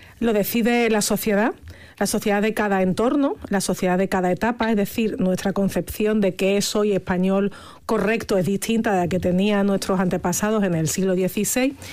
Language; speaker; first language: Spanish; native; Spanish